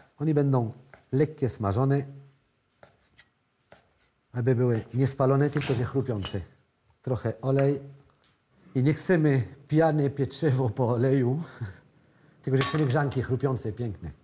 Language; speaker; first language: Polish; non-native, learner; French